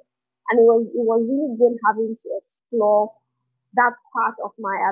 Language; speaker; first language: English; non-native, local second language; Igbo